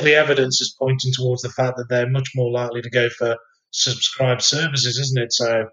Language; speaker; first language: English; native; English